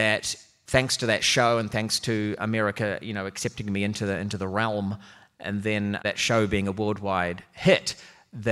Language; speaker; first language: English; native; English